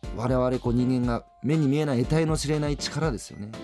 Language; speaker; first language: Japanese; native; Japanese